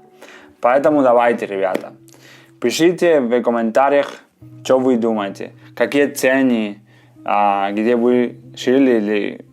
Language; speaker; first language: Russian; non-native, fluent; Spanish